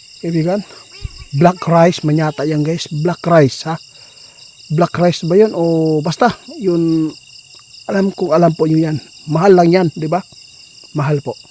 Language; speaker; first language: Filipino; non-native, local second language; Cebuano